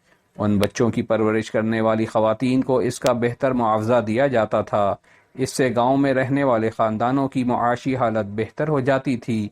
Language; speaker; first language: Urdu; native; Urdu